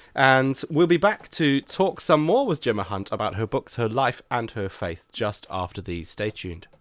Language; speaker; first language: English; native; English